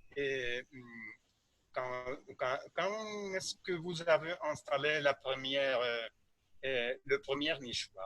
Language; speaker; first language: French; non-native, learner; Spanish